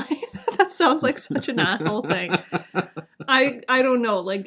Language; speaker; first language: English; native; English